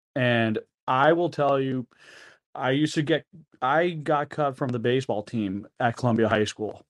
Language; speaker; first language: English; native; English